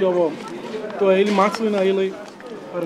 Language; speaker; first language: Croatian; non-native, learner; Italian